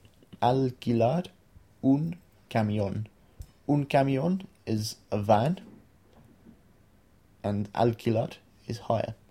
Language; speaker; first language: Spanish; non-native, fluent; English